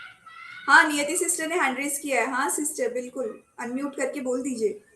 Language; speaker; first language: Hindi; native; Hindi